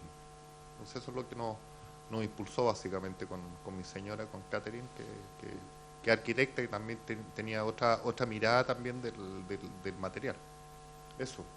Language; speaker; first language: Spanish; native; Spanish